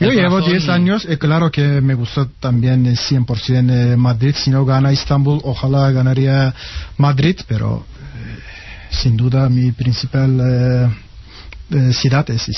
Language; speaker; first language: Spanish; non-native, fluent; Turkish